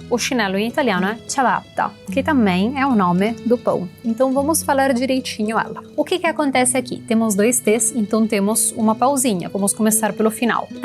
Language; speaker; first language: Portuguese; non-native, fluent; Italian